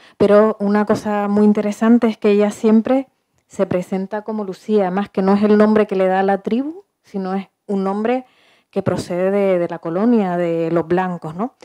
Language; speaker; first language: Spanish; native; Spanish